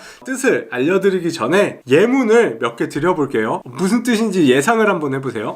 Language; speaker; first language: Korean; early bilingual, heritage; Korean